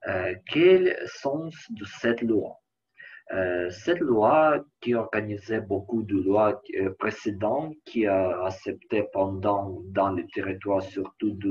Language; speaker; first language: French; non-native, learner; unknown